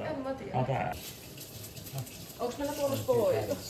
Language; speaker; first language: Finnish; native; Finnish